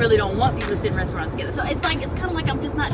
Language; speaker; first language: English; native; English